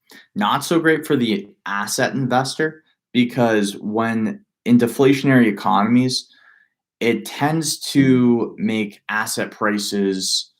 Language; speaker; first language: English; native; English